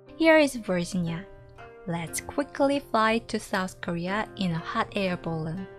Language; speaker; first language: English; non-native, fluent; Korean